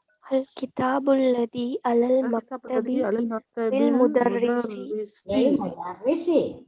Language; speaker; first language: Arabic; non-native, learner; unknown